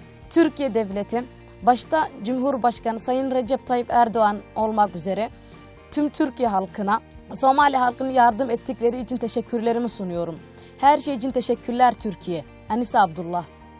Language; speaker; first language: Turkish; non-native, fluent; Somali